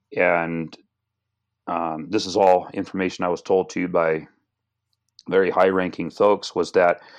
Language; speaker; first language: English; native; English